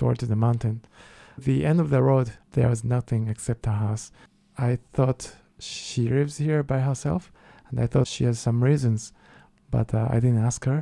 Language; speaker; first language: English; non-native, fluent; Japanese